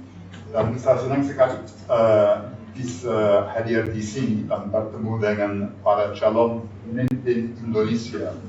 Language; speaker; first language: Indonesian; non-native, fluent; English